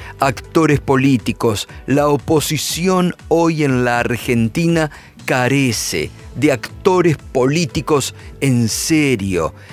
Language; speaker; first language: Spanish; native; Spanish